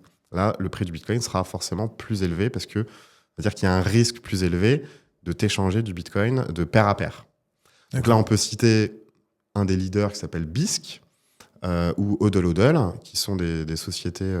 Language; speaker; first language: French; native; French